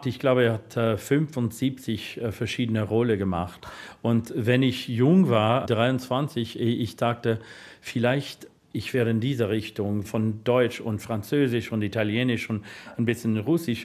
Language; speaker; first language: German; non-native, learner; English